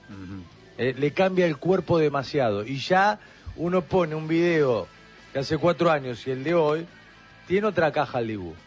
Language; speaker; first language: Spanish; native; Spanish